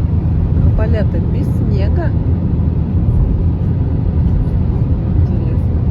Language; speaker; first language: Russian; native; Russian